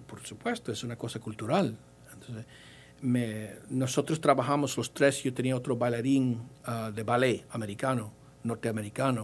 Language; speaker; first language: Spanish; early bilingual, heritage; English